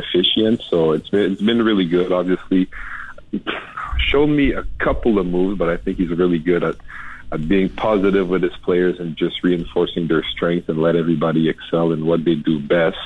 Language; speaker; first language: English; non-native, fluent; French